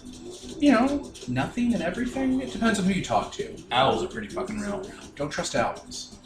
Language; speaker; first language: English; native; English